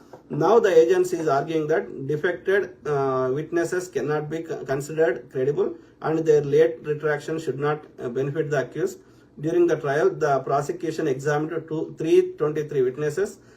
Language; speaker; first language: English; non-native, local second language; Telugu